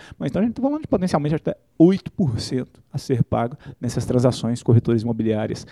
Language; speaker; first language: Portuguese; native; Portuguese